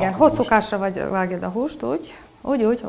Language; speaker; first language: Hungarian; native; Hungarian